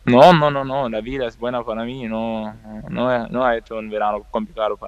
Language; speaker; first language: Spanish; non-native, learner; Danish